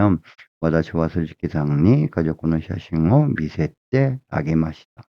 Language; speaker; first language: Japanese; non-native, fluent; Korean